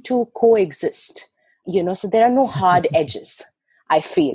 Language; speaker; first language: English; non-native, local second language; Hindi